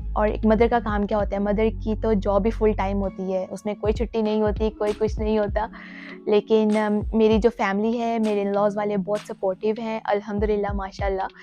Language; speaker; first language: Urdu; native; Urdu